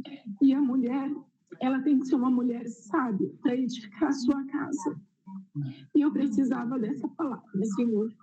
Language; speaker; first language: Portuguese; native; Portuguese